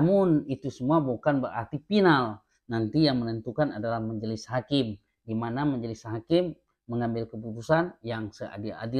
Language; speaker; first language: Indonesian; native; Indonesian